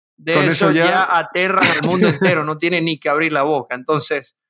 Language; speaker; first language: Spanish; native; Spanish